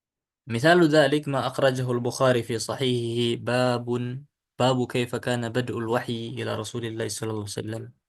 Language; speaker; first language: Arabic; non-native, fluent; Indonesian